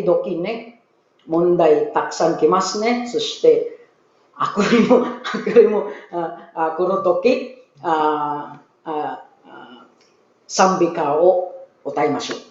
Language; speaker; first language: Japanese; non-native, learner; Filipino